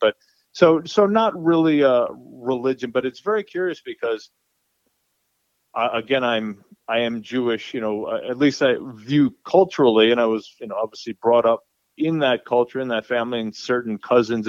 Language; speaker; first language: English; native; English